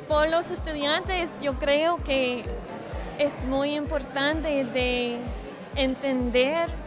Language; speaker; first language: Spanish; non-native, learner; English